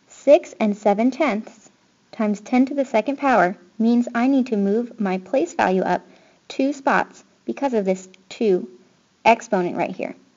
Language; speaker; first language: English; native; English